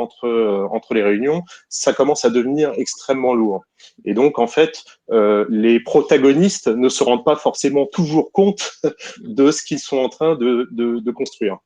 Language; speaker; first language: French; native; French